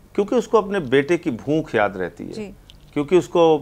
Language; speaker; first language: Hindi; native; Hindi